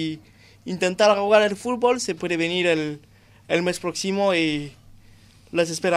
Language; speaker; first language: Spanish; non-native, fluent; French